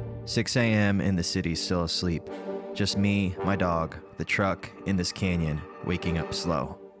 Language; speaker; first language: English; native; English